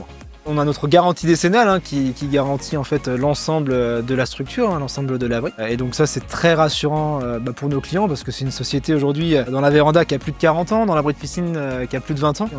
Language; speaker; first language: French; native; French